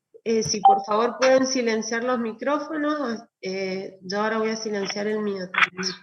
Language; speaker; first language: Spanish; native; Spanish